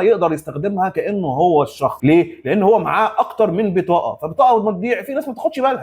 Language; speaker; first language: Arabic; native; Arabic